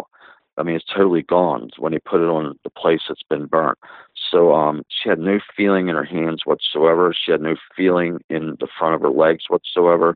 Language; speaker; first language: English; native; English